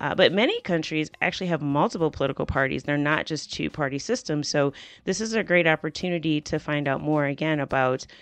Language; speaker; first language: English; native; English